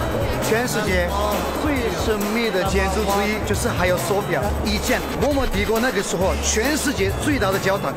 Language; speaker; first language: Chinese; non-native, fluent; Turkish